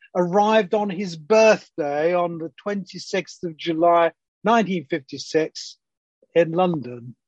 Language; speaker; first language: English; early bilingual, other home language; Greek